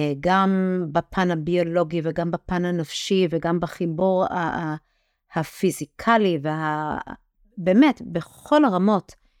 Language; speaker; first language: Hebrew; early bilingual, other home language; English